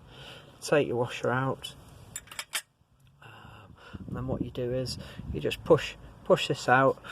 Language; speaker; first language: English; native; English